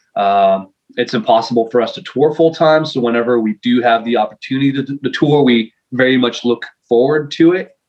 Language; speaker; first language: English; non-native, fluent; French